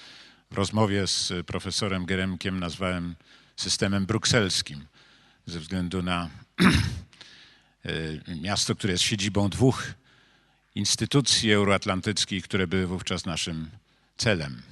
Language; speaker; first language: Polish; native; Polish